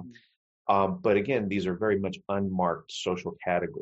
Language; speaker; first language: English; native; English